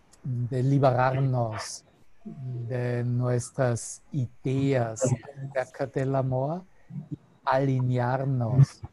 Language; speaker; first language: Spanish; non-native, fluent; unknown